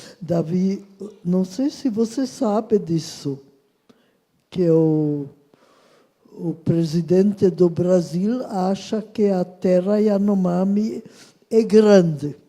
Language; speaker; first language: Portuguese; non-native, fluent; French